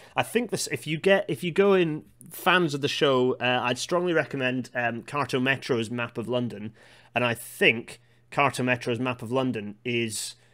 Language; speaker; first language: English; native; English